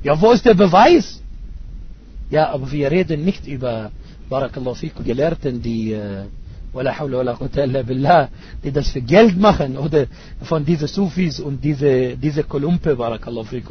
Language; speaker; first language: German; non-native, fluent; Arabic